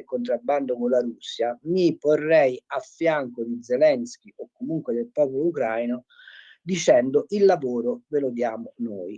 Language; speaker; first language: Italian; native; Italian